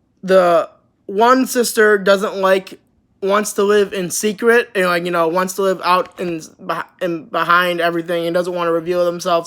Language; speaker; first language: English; native; English